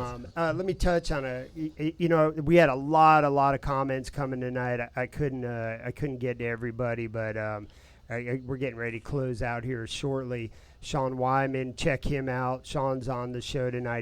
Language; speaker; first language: English; native; English